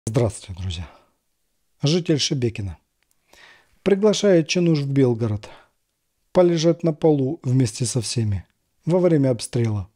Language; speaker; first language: Russian; native; Russian